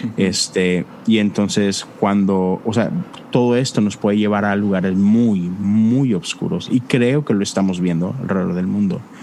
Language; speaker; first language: Spanish; native; Spanish